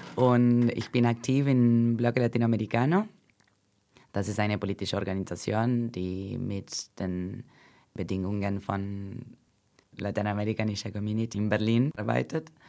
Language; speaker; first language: German; non-native, fluent; Portuguese